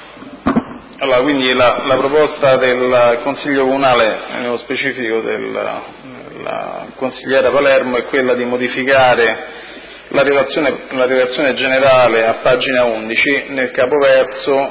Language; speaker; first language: Italian; native; Italian